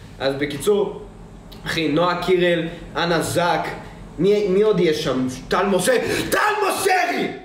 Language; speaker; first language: Hebrew; early bilingual, other home language; Russian